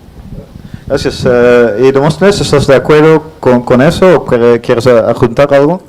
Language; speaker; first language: Spanish; non-native, fluent; Dutch